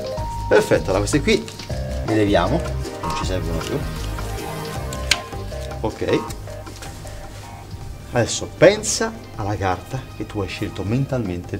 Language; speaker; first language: Italian; native; Italian